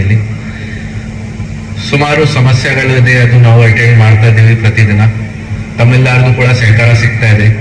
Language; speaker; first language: Kannada; non-native, local second language; Hindi